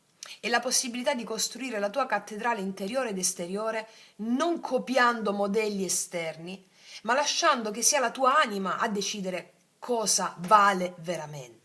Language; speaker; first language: Italian; native; Italian